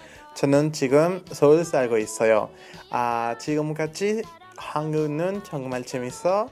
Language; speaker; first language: Korean; non-native, learner; Spanish